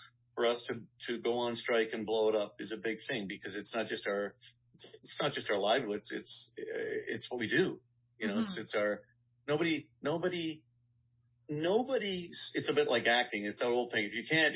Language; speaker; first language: English; native; English